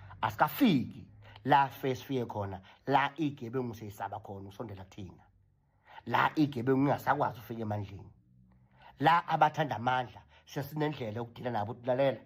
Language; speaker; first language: Zulu; native; Zulu